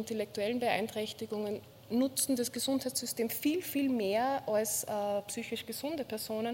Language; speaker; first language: German; native; German